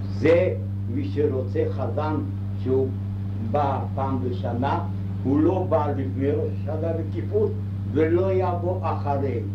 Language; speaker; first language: Hebrew; non-native, fluent; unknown